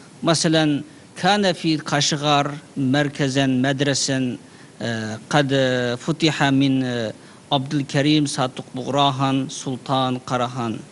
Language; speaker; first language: Arabic; non-native, learner; Uyghur